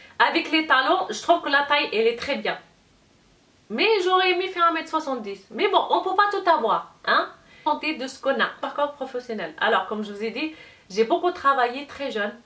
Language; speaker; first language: French; non-native, local second language; Arabic